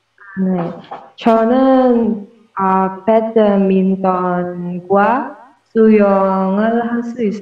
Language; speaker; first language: Korean; non-native, learner; Indonesian